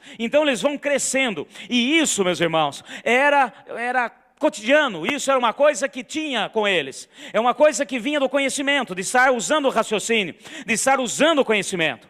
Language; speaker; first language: Portuguese; native; Portuguese